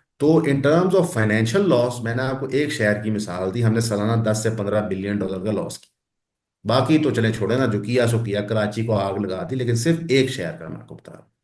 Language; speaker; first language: Urdu; non-native, local second language; Punjabi